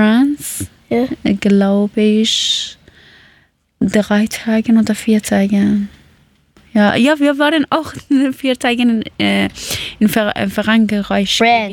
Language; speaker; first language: German; early bilingual, other home language; Persian